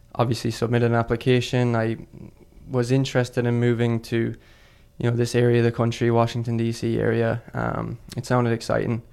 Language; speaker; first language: English; native; English